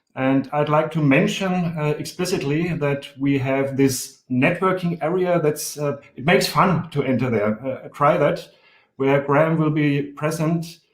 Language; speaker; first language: English; non-native, fluent; German